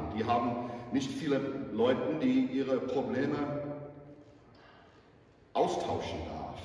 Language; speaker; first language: German; non-native, fluent; English